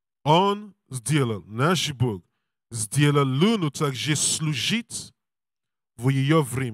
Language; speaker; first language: Russian; non-native, learner; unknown